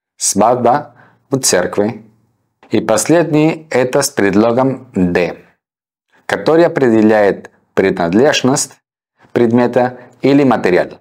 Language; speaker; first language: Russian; non-native, fluent; Spanish